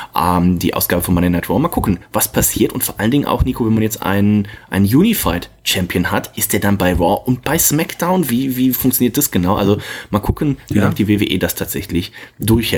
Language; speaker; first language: German; native; German